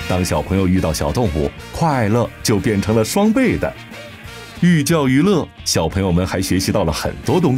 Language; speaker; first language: Chinese; native; Chinese